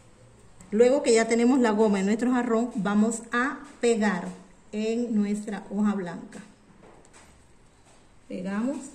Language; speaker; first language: Spanish; native; Spanish